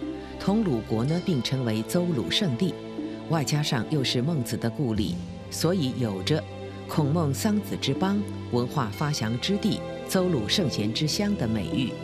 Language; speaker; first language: Chinese; native; Chinese